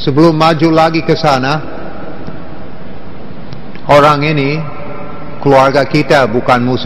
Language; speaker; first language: Indonesian; non-native, learner; English